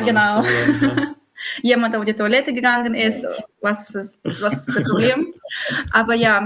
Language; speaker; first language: German; non-native, fluent; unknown